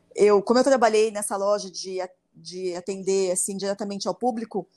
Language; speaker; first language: Portuguese; native; Portuguese